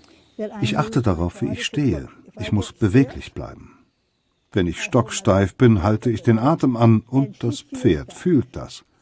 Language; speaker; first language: German; native; German